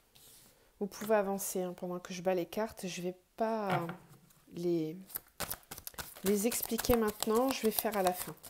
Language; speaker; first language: French; native; French